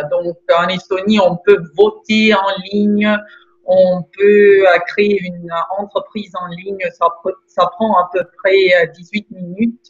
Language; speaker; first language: French; non-native, fluent; Estonian